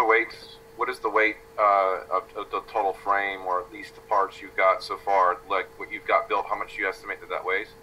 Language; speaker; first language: English; native; English